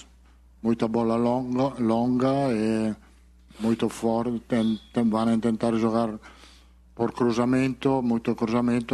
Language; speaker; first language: Portuguese; non-native, fluent; Spanish